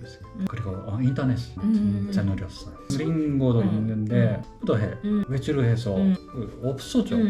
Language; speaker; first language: Korean; non-native, learner; Japanese